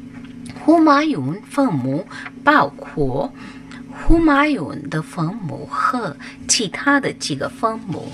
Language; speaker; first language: Chinese; non-native, fluent; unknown